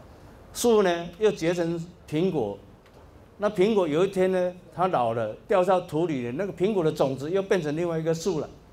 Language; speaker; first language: Chinese; native; Chinese